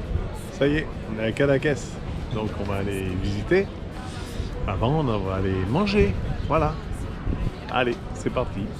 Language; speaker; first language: French; native; French